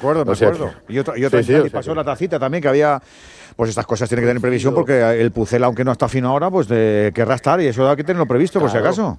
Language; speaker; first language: Spanish; native; Spanish